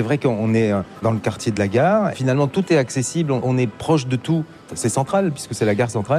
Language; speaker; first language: French; native; French